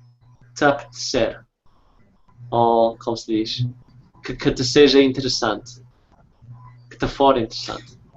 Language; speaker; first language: Portuguese; non-native, fluent; English